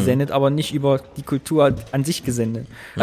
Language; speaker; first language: German; native; German